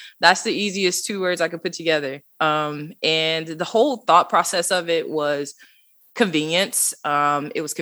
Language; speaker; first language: English; native; English